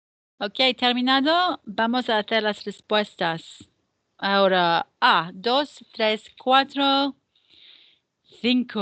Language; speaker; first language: Spanish; non-native, fluent; English